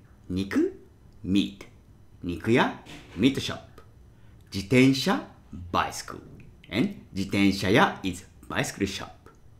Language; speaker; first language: English; non-native, fluent; Japanese